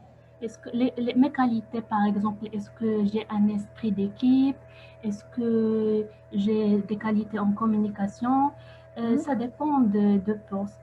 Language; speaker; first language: French; non-native, local second language; Arabic